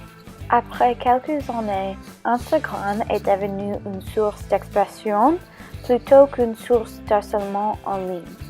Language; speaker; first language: French; non-native, learner; English